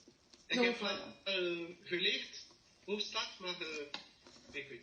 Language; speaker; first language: Dutch; non-native, learner; French